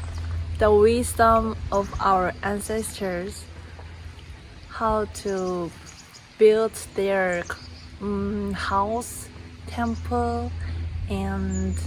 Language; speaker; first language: English; non-native, learner; Korean